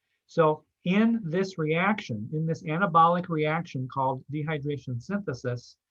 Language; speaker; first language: English; native; English